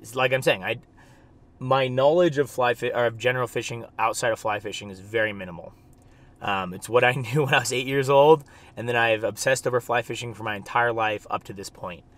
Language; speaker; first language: English; native; English